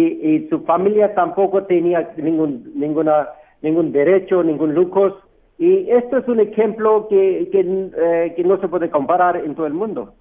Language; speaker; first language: Spanish; non-native, fluent; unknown